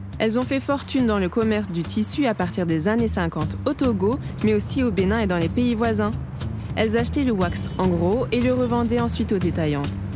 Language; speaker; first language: French; native; French